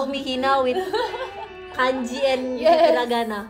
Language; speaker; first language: English; non-native, learner; Indonesian